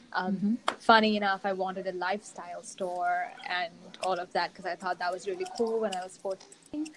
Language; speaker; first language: English; non-native, local second language; Sinhala